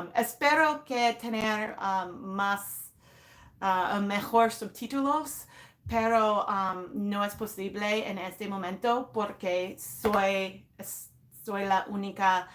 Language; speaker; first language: Spanish; non-native, learner; English